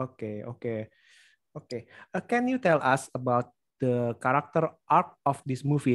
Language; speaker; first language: English; non-native, learner; Indonesian